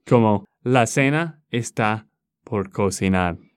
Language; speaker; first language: Spanish; non-native, fluent; English